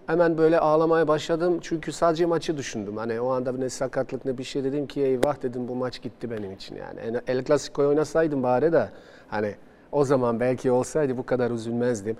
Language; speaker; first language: Turkish; non-native, fluent; Bosnian